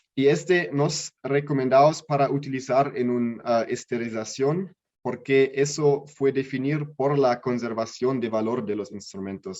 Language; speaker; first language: Spanish; non-native, learner; German